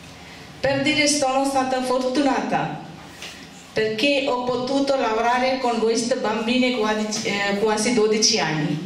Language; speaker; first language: Italian; non-native, learner; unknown